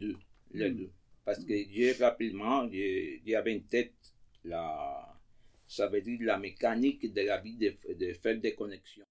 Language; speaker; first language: French; non-native, fluent; Spanish